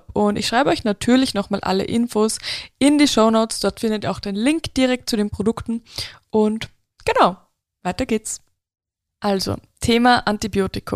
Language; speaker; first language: German; native; German